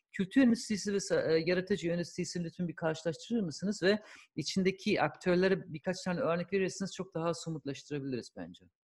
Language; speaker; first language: Turkish; non-native, fluent; German